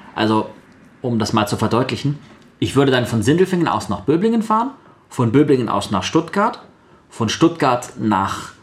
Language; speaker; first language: German; early bilingual, other home language; Russian